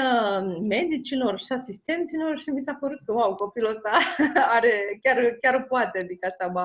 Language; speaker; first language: Romanian; native; Romanian